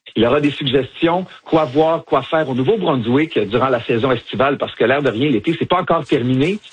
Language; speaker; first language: French; native; French